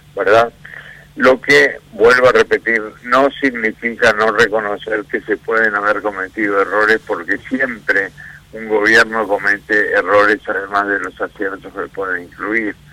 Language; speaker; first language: Spanish; native; Spanish